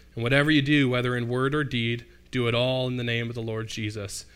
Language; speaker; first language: English; native; English